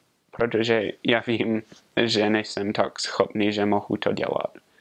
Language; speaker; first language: Czech; non-native, fluent; English